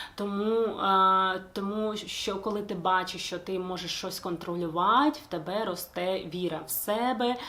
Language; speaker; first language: Ukrainian; non-native, local second language; Russian